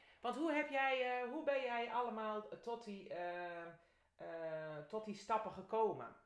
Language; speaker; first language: Dutch; native; Dutch